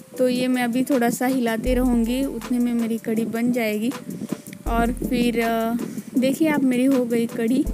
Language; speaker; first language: Hindi; non-native, local second language; Marathi